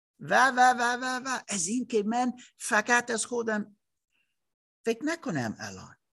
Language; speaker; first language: Persian; non-native, learner; English